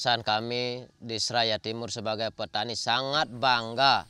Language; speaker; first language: Indonesian; non-native, local second language; Balinese